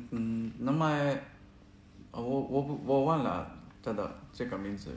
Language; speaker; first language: Chinese; non-native, learner; Japanese